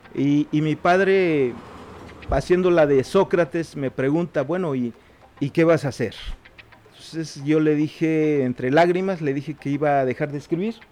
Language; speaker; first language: Spanish; non-native, local second language; Zapotec